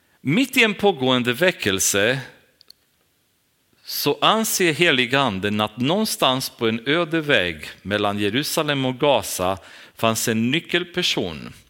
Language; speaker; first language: Swedish; non-native, fluent; Romanian